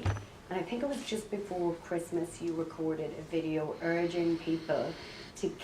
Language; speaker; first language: English; native; English